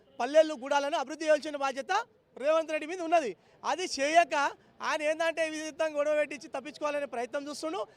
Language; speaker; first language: Telugu; non-native, local second language; Lambadi